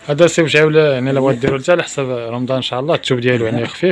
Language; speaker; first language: Arabic; native; Arabic